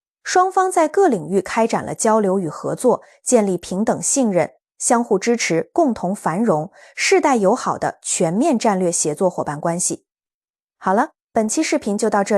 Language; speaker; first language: Chinese; native; Chinese